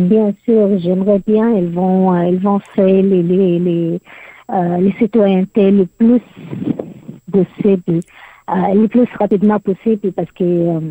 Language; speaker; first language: French; non-native, learner; Arabic